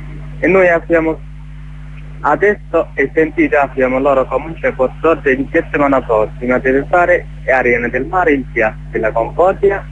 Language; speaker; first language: Italian; non-native, learner; Bangla